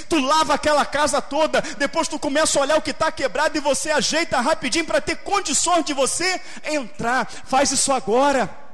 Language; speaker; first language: Portuguese; native; Portuguese